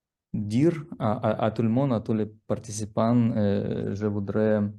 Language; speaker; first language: French; non-native, learner; Russian